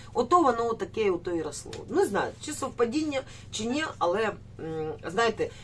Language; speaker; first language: Ukrainian; native; Ukrainian